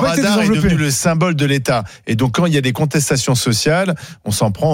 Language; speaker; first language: French; native; French